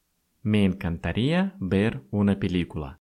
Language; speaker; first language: Spanish; non-native, fluent; Russian